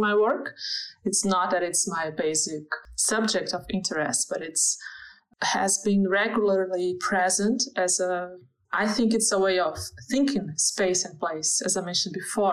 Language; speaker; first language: English; non-native, fluent; Portuguese